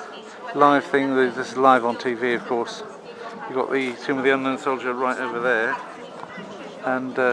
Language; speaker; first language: English; native; English